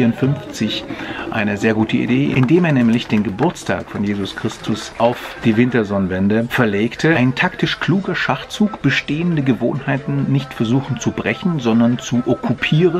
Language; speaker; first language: German; native; German